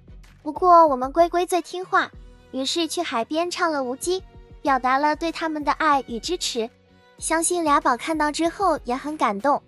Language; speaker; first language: Chinese; native; Chinese